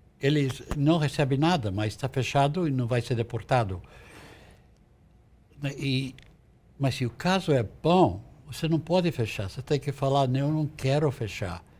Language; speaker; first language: Portuguese; non-native, fluent; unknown